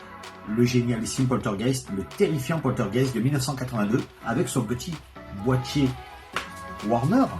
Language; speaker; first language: French; native; French